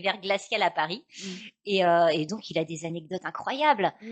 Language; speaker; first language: French; native; French